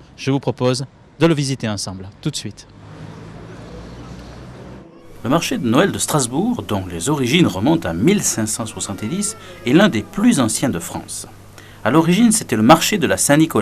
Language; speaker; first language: French; native; French